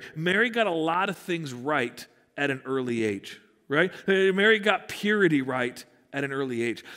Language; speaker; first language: English; native; English